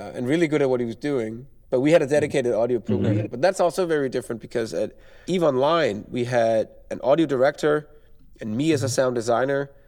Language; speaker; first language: English; non-native, fluent; Danish